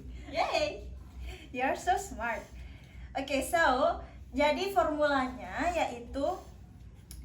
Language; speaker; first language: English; non-native, learner; Indonesian